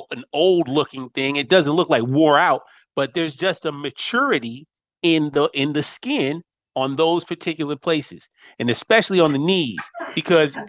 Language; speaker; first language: English; native; English